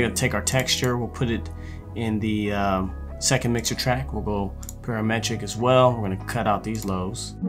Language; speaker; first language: English; native; English